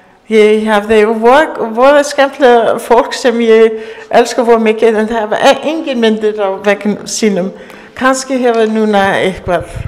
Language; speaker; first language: Icelandic; early bilingual, heritage; English